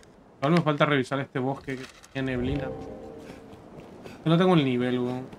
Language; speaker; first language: Spanish; native; Spanish